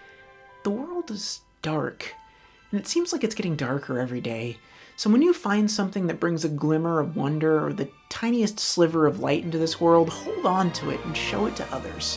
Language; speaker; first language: English; native; English